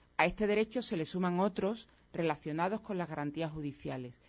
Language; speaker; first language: Spanish; native; Spanish